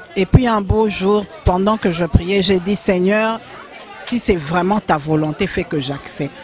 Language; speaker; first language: French; non-native, local second language; Lingala